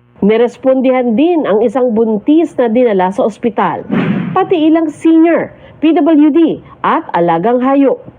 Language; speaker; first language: Filipino; native; Filipino